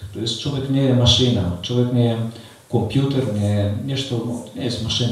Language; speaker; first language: Bulgarian; non-native, fluent; Polish